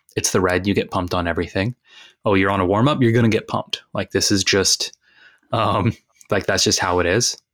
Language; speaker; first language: English; native; English